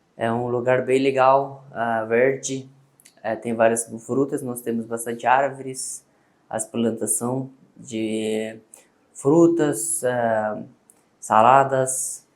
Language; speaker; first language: Portuguese; non-native, learner; Persian